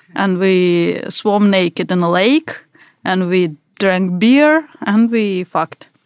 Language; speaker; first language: English; non-native, fluent; Russian